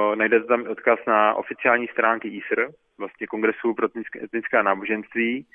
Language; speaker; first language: Czech; native; Czech